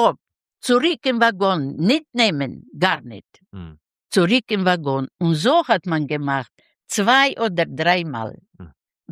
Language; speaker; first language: German; non-native, learner; Russian